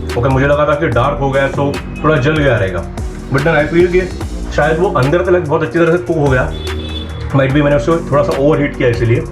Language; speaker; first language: Hindi; non-native, local second language; Marathi